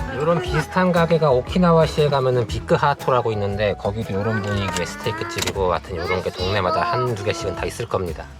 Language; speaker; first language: Korean; native; Korean